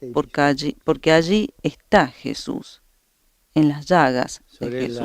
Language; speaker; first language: Spanish; native; Spanish